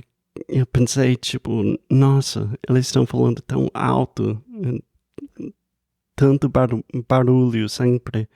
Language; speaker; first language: Portuguese; non-native, fluent; English